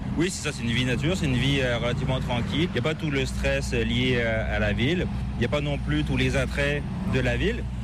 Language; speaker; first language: French; native; French